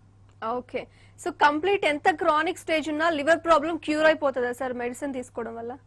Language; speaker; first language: Telugu; native; Telugu